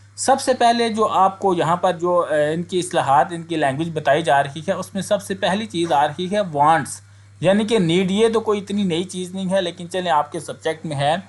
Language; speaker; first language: Urdu; non-native, local second language; Punjabi